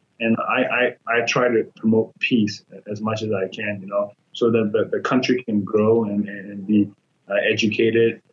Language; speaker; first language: English; non-native, fluent; Burmese